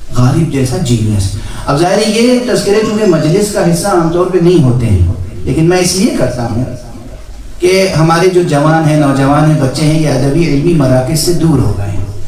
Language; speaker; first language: Urdu; native; Urdu